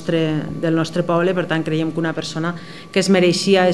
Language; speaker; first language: Catalan; native; Catalan